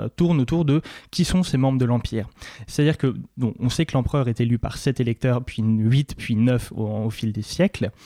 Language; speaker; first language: French; native; French